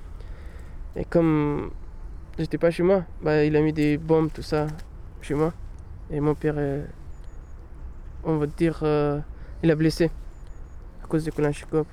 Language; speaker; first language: French; non-native, learner; Pashto